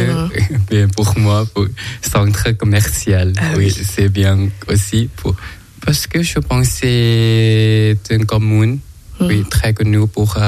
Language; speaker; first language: French; non-native, learner; Thai